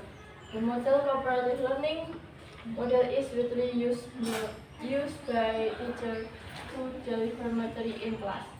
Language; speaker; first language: English; non-native, learner; Indonesian